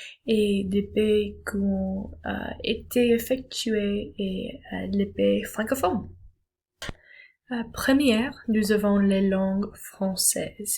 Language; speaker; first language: French; non-native, learner; English